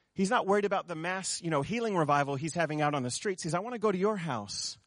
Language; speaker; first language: English; native; English